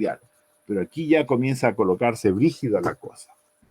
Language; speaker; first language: Spanish; native; Spanish